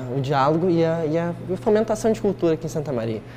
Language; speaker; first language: Portuguese; native; Portuguese